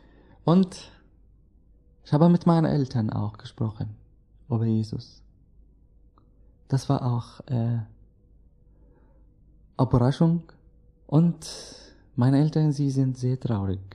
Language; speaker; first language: German; non-native, learner; Arabic